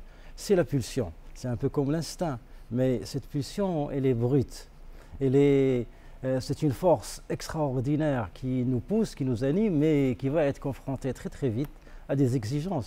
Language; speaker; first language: French; non-native, local second language; Arabic